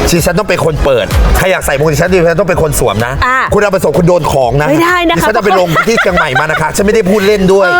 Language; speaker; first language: Thai; native; Thai